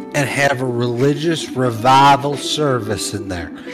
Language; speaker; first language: English; native; English